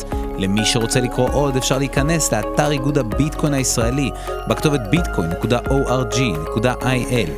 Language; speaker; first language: Hebrew; native; Hebrew